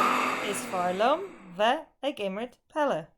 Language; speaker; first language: Irish; non-native, learner; English